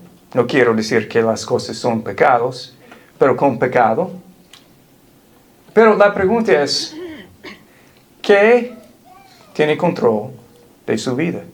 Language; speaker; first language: Spanish; non-native, fluent; English